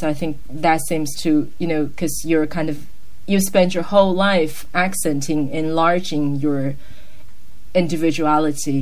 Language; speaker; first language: English; non-native, fluent; Chinese